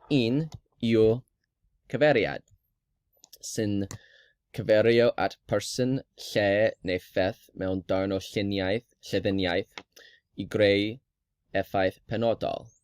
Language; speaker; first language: Welsh; non-native, learner; English